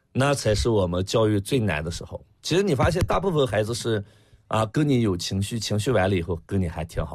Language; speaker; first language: Chinese; native; Chinese